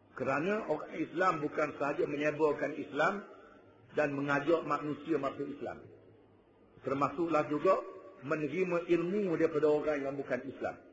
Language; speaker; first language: Malay; native; Malay